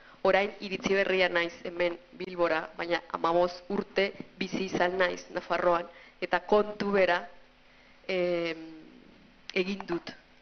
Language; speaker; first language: Basque; non-native, fluent; Spanish